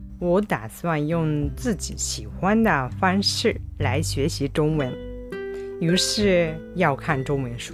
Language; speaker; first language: Chinese; non-native, fluent; Japanese